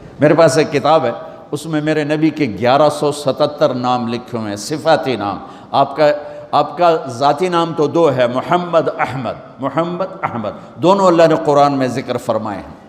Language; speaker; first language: Urdu; non-native, local second language; Punjabi